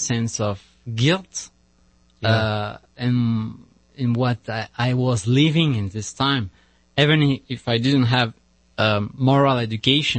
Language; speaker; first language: English; non-native, learner; French